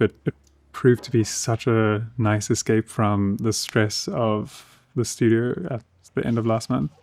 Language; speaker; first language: English; native; English